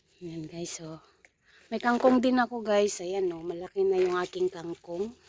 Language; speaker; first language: Filipino; native; Filipino